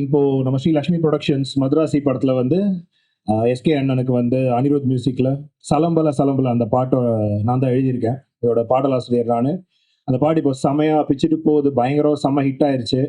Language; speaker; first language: Tamil; native; Tamil